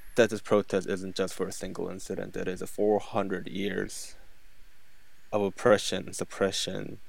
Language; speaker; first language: English; non-native, fluent; Korean